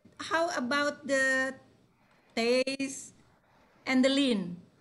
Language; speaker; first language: English; non-native, fluent; Indonesian